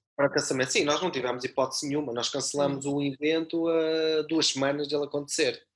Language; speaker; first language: Portuguese; native; Portuguese